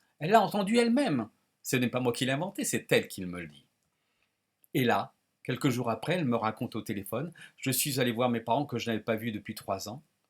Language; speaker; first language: French; native; French